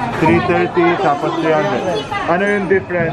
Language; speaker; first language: Filipino; non-native, learner; Arabic